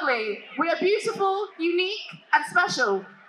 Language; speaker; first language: English; native; English